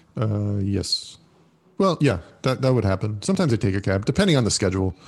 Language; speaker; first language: English; early bilingual, other home language; Italian